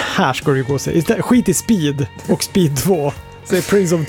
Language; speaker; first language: Swedish; native; Swedish